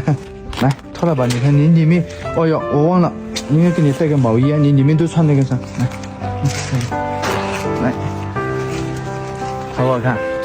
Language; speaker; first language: Chinese; native; Chinese